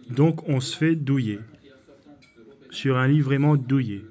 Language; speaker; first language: French; native; French